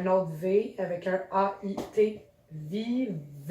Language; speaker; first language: French; native; French